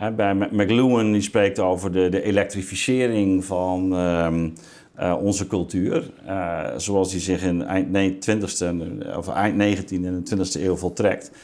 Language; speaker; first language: Dutch; native; Dutch